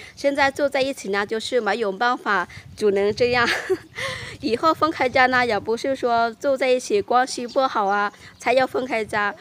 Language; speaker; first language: Chinese; non-native, fluent; Lao